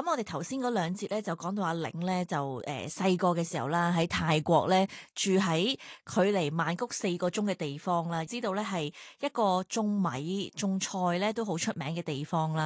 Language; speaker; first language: Cantonese; native; Cantonese